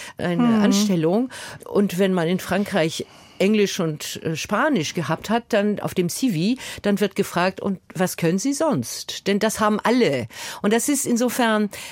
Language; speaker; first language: German; non-native, fluent; French